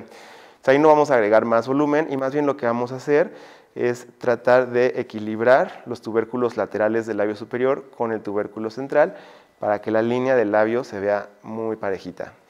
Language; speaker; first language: Spanish; native; Spanish